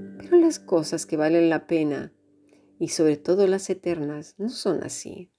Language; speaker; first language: Spanish; native; Spanish